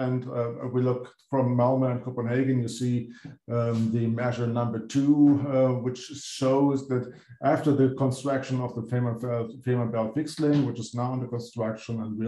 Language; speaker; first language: English; non-native, fluent; German